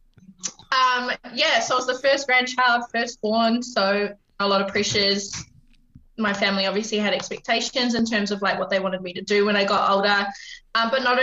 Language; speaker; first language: English; native; English